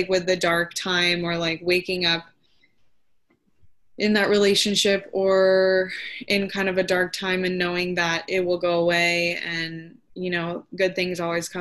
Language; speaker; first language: English; native; English